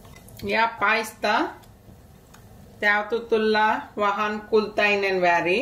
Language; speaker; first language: Finnish; non-native, learner; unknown